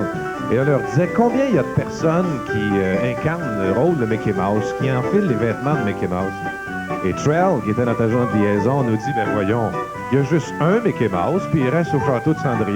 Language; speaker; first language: French; native; French